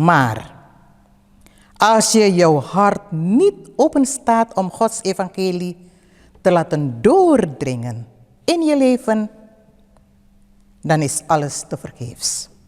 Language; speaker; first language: Dutch; early bilingual, other home language; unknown